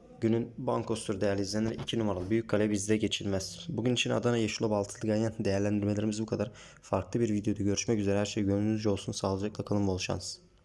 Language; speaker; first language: Turkish; native; Turkish